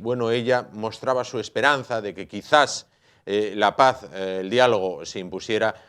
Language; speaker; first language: Spanish; native; Spanish